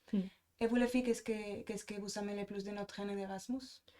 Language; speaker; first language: French; non-native, fluent; Spanish